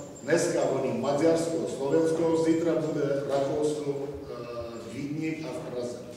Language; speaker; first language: Czech; non-native, fluent; Armenian